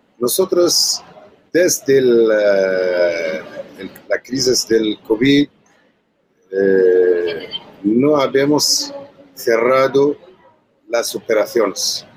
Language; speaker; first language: Spanish; non-native, learner; Arabic